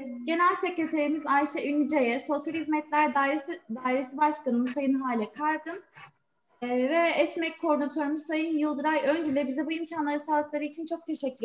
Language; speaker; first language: Turkish; native; Turkish